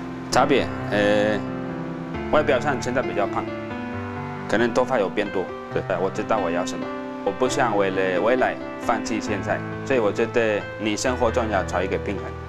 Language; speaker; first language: Chinese; non-native, fluent; Spanish